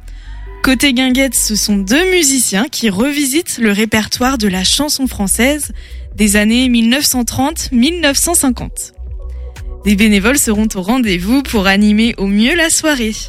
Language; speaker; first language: French; native; French